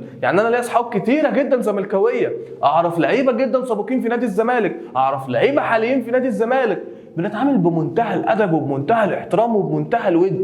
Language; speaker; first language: Arabic; native; Arabic